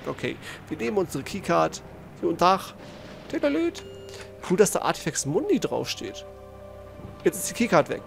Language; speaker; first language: German; native; German